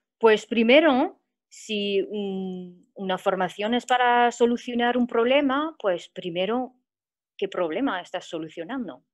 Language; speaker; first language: Spanish; non-native, fluent; French